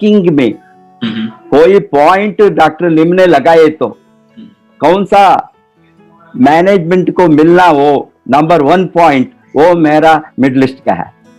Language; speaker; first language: Hindi; non-native, local second language; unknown